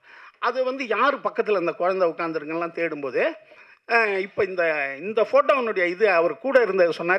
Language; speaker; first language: Tamil; native; Tamil